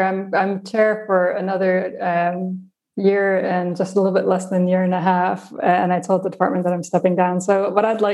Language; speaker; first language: English; non-native, local second language; Afrikaans